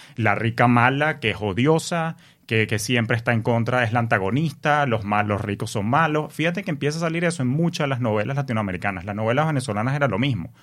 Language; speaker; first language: Spanish; native; Spanish